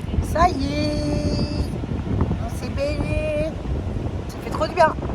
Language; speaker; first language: French; native; French